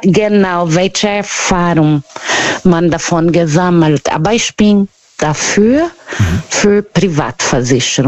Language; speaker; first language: German; non-native, learner; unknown